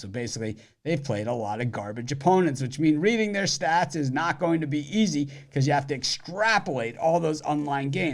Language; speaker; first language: English; native; English